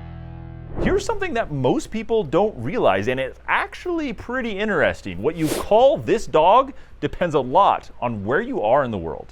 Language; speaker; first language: English; native; English